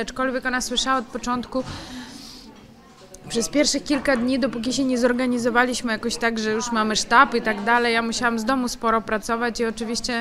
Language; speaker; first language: Polish; non-native, fluent; Ukrainian